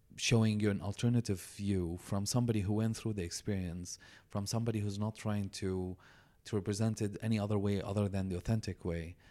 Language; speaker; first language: English; non-native, fluent; Arabic